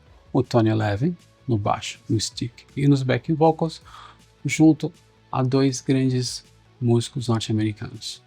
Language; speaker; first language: Portuguese; native; Portuguese